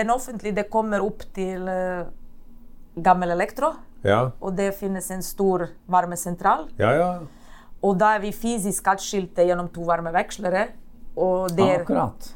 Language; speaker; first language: Norwegian; non-native, fluent; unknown